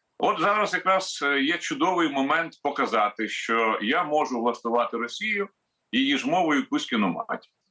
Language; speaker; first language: Ukrainian; native; Ukrainian